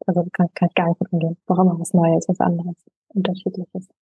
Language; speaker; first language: German; native; German